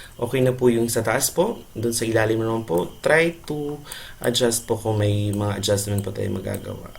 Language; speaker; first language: Filipino; non-native, local second language; Cebuano